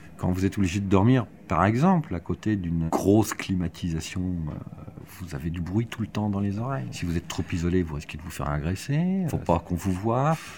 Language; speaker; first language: French; native; French